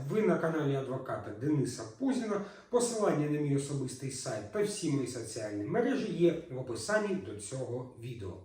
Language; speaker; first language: Ukrainian; native; Ukrainian